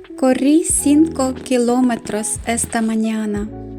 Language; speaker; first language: Spanish; non-native, fluent; Ukrainian